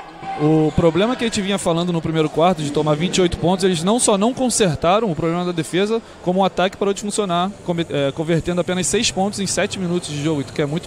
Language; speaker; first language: Portuguese; native; Portuguese